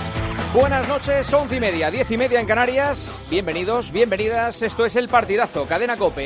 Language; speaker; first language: Spanish; native; Spanish